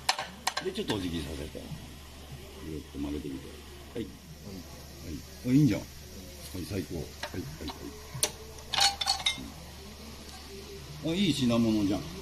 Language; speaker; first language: Japanese; native; Japanese